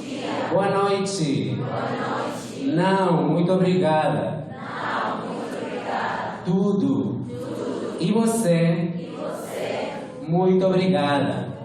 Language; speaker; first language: Portuguese; non-native, fluent; Spanish